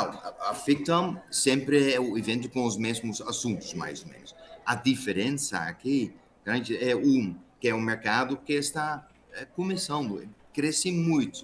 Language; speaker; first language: Portuguese; non-native, fluent; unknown